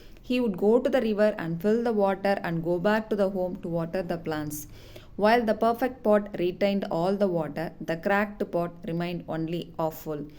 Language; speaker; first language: English; non-native, local second language; Tamil